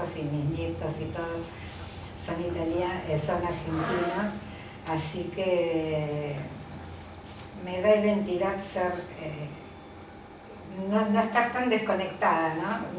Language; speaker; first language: Spanish; early bilingual, other home language; Italian